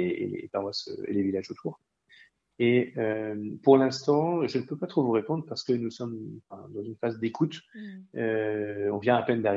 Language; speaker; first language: French; native; French